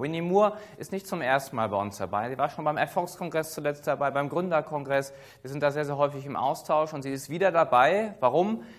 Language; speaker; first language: German; native; German